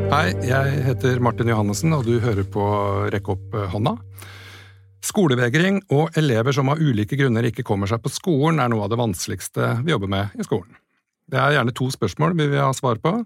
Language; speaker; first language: Norwegian; native; Norwegian